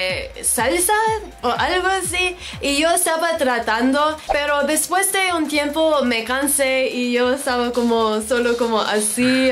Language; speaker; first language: Spanish; non-native, learner; English